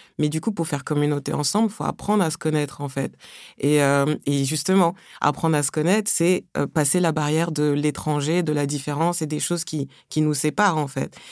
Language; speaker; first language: French; early bilingual, other home language; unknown